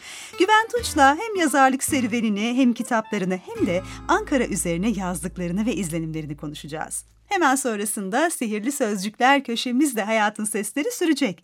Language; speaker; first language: Turkish; native; Turkish